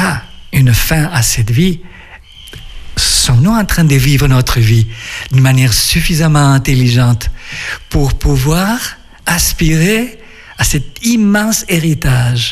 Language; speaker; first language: French; non-native, fluent; Spanish